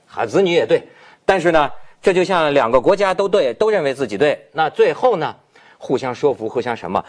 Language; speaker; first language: Chinese; native; Chinese